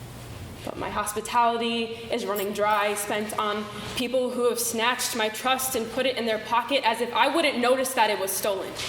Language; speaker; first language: English; native; English